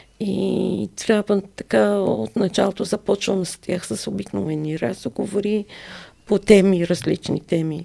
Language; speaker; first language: Bulgarian; non-native, fluent; Arabic